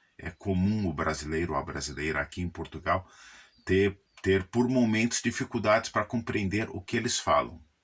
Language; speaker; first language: Portuguese; native; Portuguese